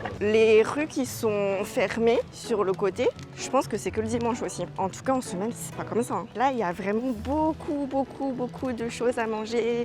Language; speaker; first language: French; native; French